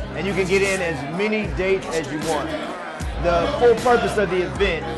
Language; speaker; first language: English; native; English